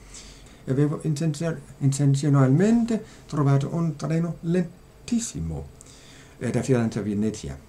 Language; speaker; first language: Italian; non-native, learner; Danish